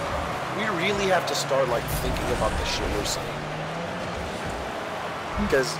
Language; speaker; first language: English; native; English